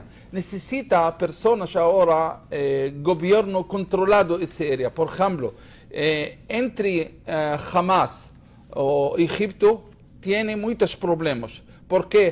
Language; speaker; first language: Spanish; non-native, learner; Hebrew